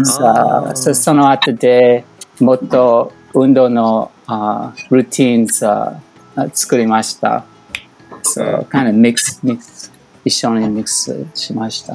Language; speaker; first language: Japanese; non-native, learner; English